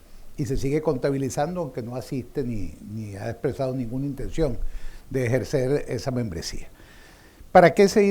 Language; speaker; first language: Spanish; native; Spanish